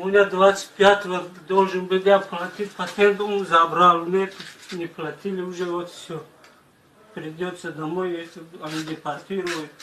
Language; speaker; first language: Russian; non-native, learner; Tajik